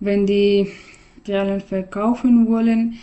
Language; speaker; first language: German; non-native, fluent; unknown